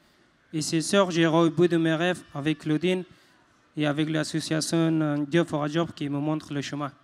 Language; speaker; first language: French; non-native, fluent; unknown